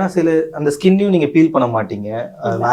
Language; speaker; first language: Tamil; native; Tamil